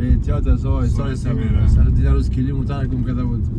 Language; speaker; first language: Persian; native; Persian